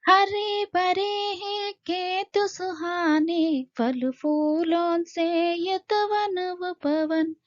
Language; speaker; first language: Hindi; non-native, local second language; Kannada